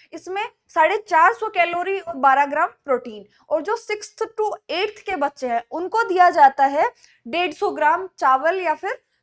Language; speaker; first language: Hindi; native; Hindi